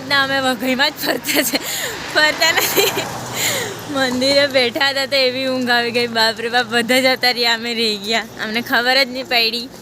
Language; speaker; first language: Gujarati; non-native, local second language; Kukna